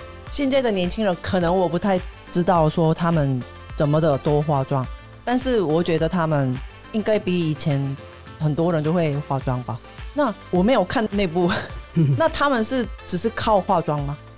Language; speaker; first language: Chinese; non-native, fluent; Korean